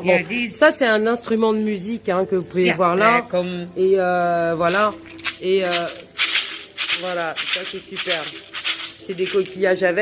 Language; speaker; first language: French; native; French